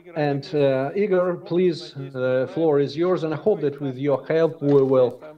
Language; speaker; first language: English; non-native, fluent; Russian